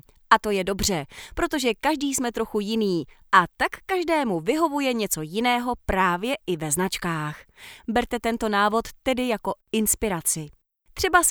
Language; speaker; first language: Czech; native; Czech